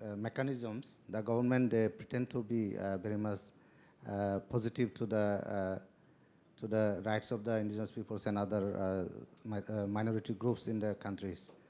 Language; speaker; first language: English; non-native, local second language; Kok Borok